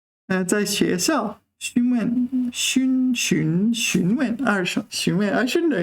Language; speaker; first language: Chinese; non-native, learner; English